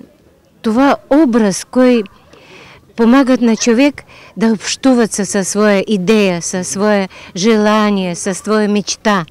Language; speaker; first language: Bulgarian; non-native, learner; Russian